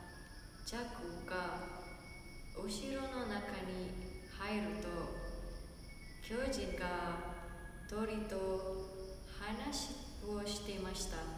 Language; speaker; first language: Japanese; non-native, learner; Indonesian